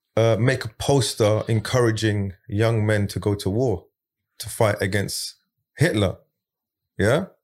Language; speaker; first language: English; early bilingual, other home language; Arabic